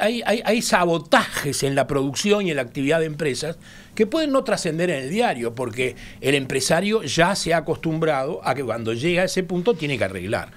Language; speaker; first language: Spanish; native; Spanish